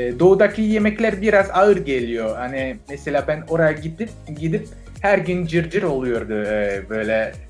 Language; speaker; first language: Turkish; non-native, fluent; French